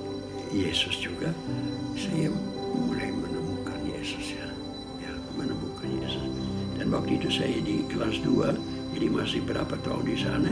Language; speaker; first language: Indonesian; non-native, fluent; Dutch